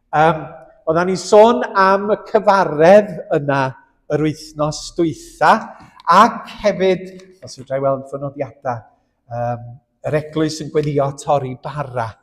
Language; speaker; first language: Welsh; native; Welsh